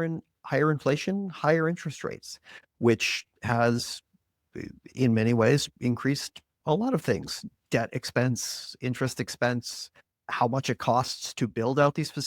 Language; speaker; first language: English; native; English